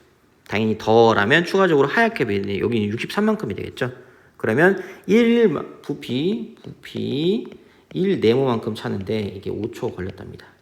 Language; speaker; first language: Korean; native; Korean